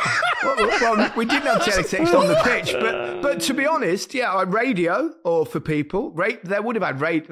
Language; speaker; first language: English; native; English